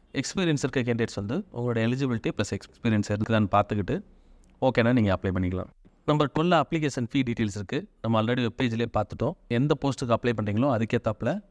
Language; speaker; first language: Tamil; native; Tamil